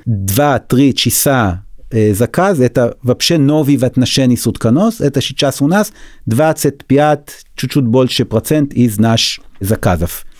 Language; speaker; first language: Russian; non-native, learner; Hebrew